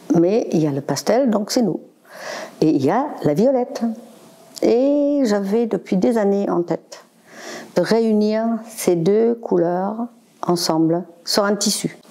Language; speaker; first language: French; non-native, fluent; German